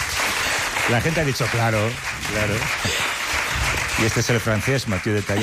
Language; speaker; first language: Spanish; native; Spanish